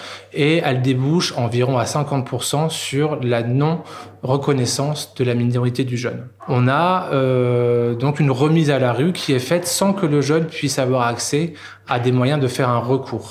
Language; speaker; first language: French; native; French